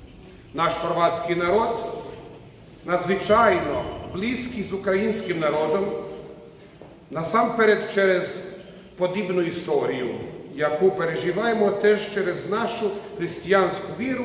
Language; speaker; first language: Ukrainian; non-native, fluent; Croatian